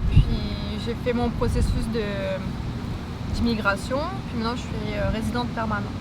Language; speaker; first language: French; native; French